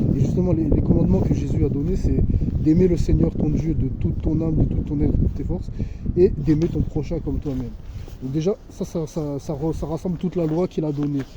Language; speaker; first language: French; native; French